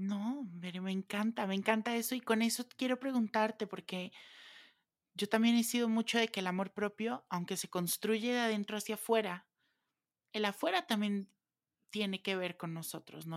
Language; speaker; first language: Spanish; native; Spanish